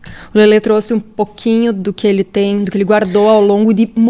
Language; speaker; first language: Portuguese; native; Portuguese